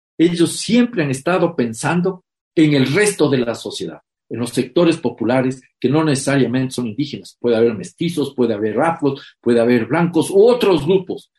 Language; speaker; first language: Spanish; native; Spanish